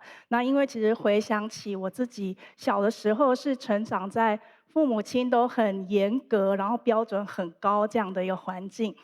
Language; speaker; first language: Chinese; native; Chinese